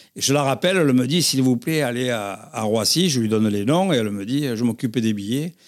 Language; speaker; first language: French; native; French